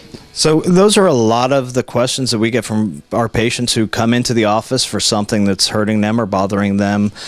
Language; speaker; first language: English; native; English